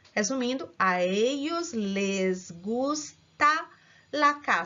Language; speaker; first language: Spanish; non-native, fluent; Portuguese